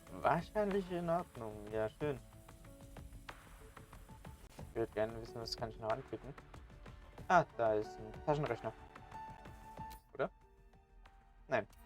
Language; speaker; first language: German; native; German